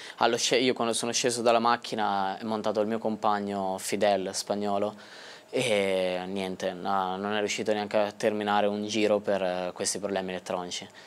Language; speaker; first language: Italian; native; Italian